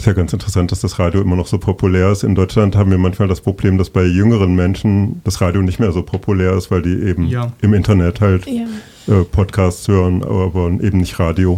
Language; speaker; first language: German; native; German